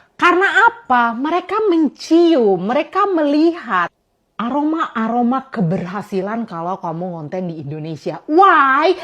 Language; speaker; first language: Indonesian; non-native, local second language; Sundanese